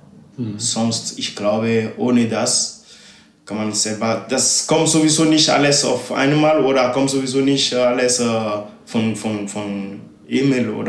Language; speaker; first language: German; non-native, learner; Ewe